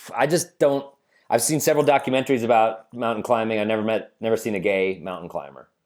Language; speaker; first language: English; native; English